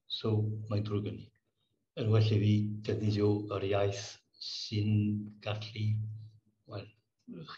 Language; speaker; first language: Welsh; non-native, learner; French